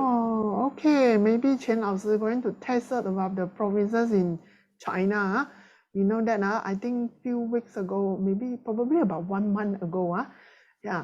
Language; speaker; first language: English; non-native, local second language; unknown